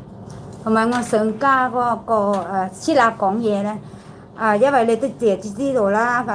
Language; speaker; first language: Cantonese; non-native, learner; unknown